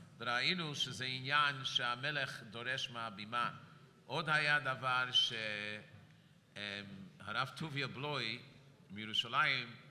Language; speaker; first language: Hebrew; early bilingual, heritage; Yiddish